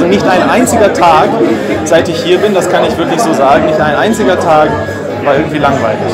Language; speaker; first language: German; native; German